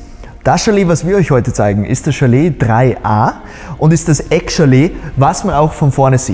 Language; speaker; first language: German; native; German